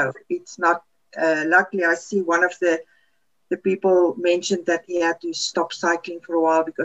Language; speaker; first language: English; non-native, local second language; Afrikaans